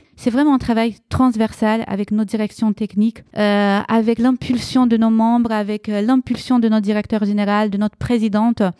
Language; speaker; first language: French; early bilingual, other home language; Romanian